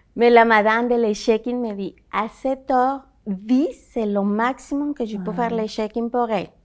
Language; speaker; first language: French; non-native, learner; Spanish